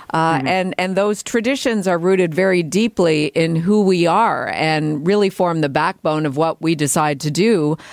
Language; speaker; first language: English; native; English